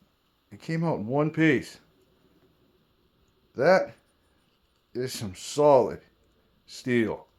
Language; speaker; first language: English; native; English